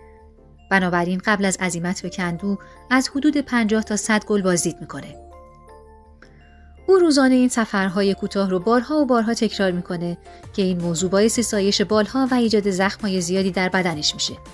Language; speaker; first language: Persian; native; Persian